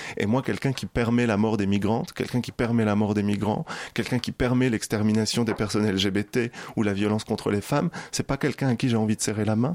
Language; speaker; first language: French; native; French